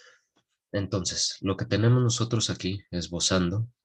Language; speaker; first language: Spanish; native; Spanish